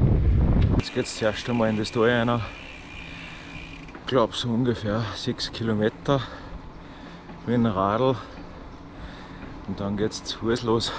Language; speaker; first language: German; native; German